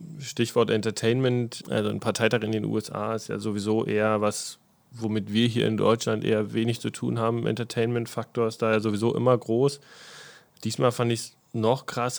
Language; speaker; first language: German; native; German